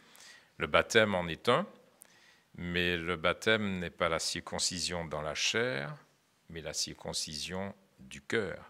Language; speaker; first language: French; native; French